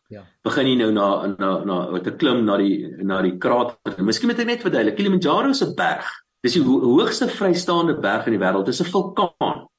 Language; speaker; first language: Afrikaans; native; Afrikaans